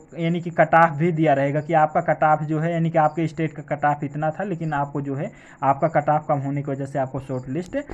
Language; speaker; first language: Hindi; native; Hindi